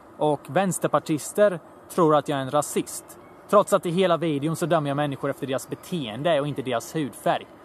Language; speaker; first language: Swedish; early bilingual, other home language; Bosnian